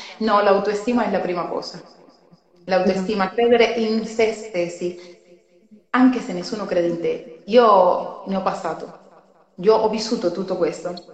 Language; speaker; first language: Italian; non-native, fluent; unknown